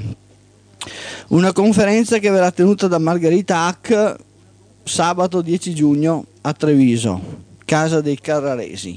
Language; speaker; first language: Italian; native; Italian